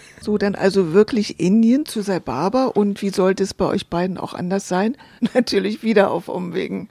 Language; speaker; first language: German; native; German